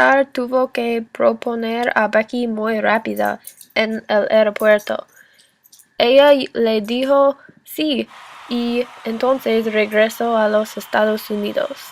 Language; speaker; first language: Spanish; non-native, learner; English